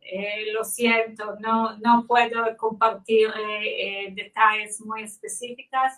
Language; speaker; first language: Spanish; non-native, fluent; Hebrew